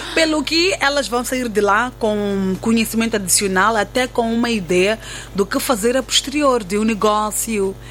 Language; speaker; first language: Portuguese; native; Portuguese